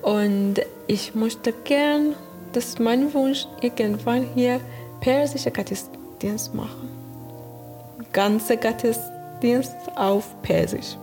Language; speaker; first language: German; non-native, learner; Persian